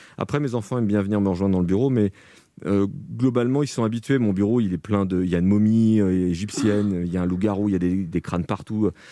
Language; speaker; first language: French; native; French